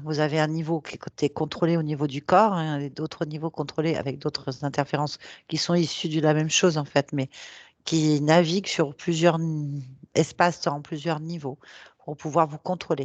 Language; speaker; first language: French; native; French